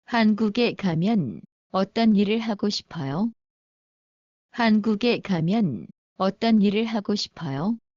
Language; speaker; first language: Korean; non-native, learner; Bangla